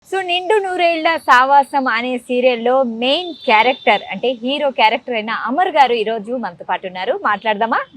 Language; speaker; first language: Telugu; native; Telugu